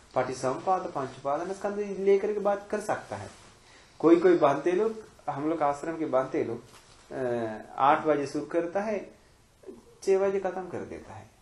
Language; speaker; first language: Hindi; non-native, fluent; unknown